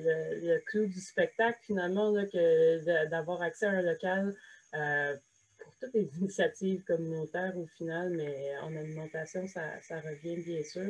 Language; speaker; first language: French; native; French